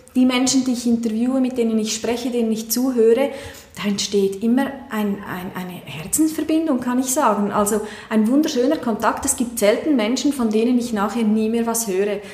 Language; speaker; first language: German; native; German